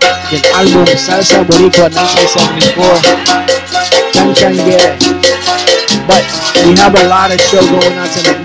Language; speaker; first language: English; early bilingual, other home language; Spanish